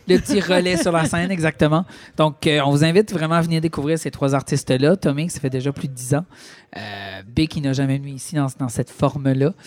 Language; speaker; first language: French; native; French